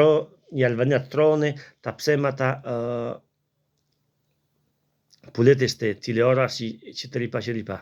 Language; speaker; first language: Greek; non-native, learner; Albanian